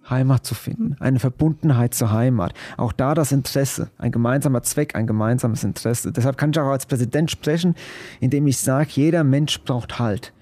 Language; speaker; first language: German; early bilingual, other home language; Croatian